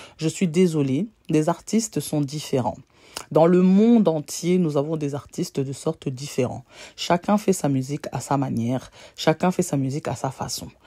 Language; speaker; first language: French; native; French